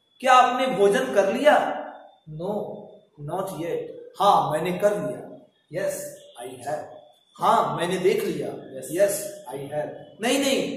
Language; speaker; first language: Hindi; native; Hindi